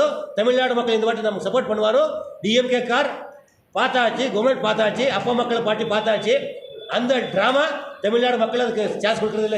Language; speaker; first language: Tamil; non-native, learner; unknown